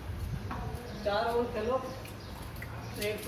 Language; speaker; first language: Hindi; native; Hindi